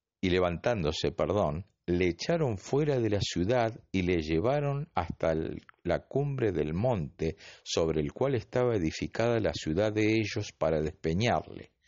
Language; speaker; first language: Spanish; native; Spanish